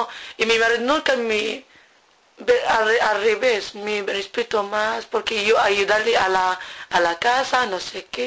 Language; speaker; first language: Spanish; non-native, learner; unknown